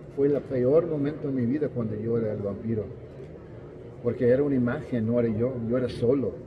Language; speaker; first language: Spanish; non-native, fluent; English